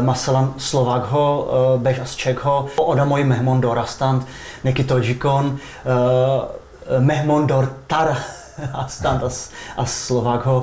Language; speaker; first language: Persian; non-native, fluent; Czech